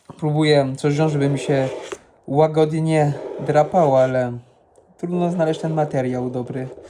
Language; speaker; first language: Polish; non-native, fluent; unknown